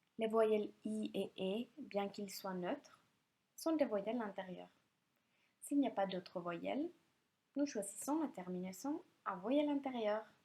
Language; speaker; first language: French; non-native, fluent; Finnish